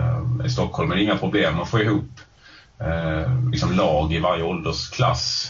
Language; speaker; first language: Swedish; native; Swedish